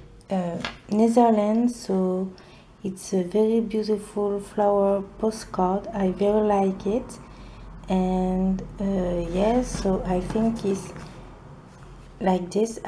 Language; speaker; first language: English; non-native, learner; French